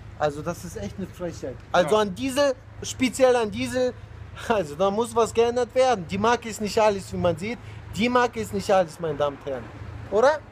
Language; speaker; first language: German; non-native, fluent; Russian